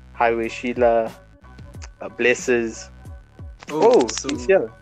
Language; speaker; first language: English; native; English